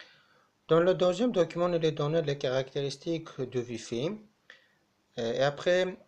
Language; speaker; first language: French; non-native, fluent; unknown